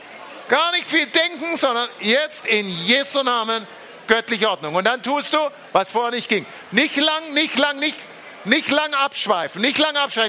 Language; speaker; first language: German; native; German